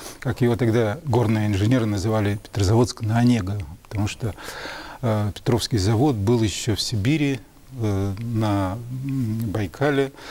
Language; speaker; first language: Russian; native; Russian